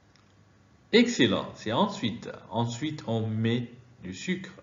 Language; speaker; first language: French; non-native, fluent; Arabic